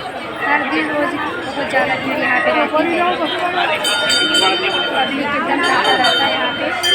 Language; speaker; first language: Hindi; non-native, local second language; Awadhi